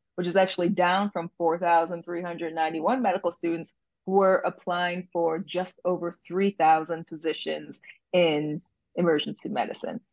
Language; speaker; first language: English; native; English